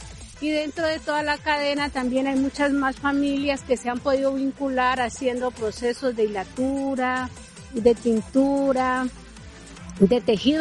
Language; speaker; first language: Spanish; native; Spanish